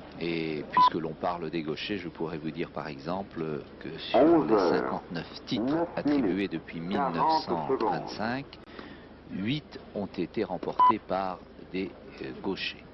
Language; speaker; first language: French; native; French